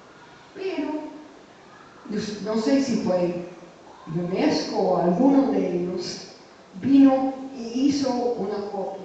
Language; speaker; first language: Spanish; non-native, fluent; English